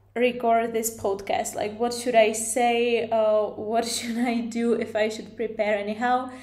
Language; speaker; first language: English; non-native, fluent; Czech